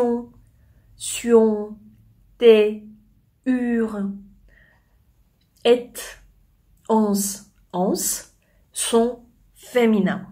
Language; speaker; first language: French; non-native, fluent; Polish